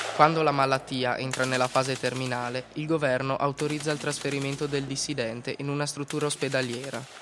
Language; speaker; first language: Italian; native; Italian